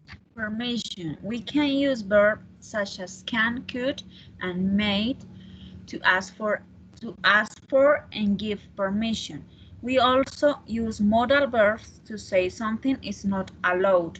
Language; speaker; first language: English; non-native, learner; Spanish